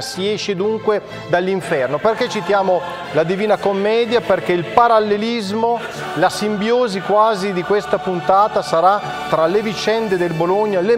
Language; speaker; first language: Italian; native; Italian